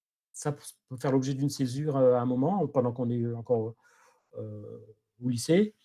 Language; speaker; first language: French; native; French